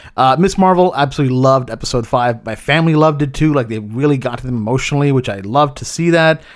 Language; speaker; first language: English; early bilingual, other home language; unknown